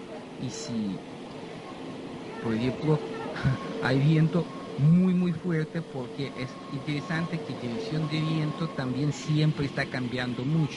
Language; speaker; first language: Spanish; non-native, fluent; Russian